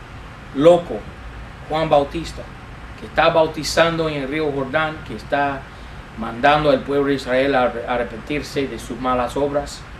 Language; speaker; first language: Spanish; non-native, fluent; English